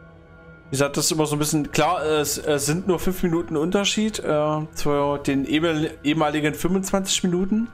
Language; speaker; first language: German; native; German